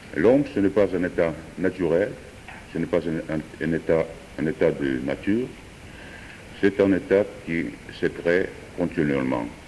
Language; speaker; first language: French; non-native, fluent; Georgian